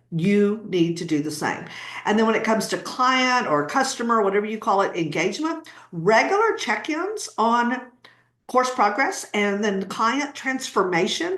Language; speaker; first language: English; native; English